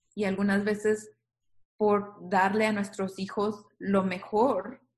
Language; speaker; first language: Spanish; native; Spanish